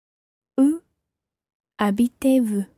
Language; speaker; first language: French; non-native, learner; English